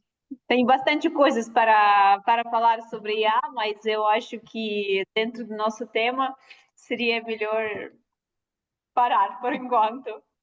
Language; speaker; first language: Portuguese; non-native, fluent; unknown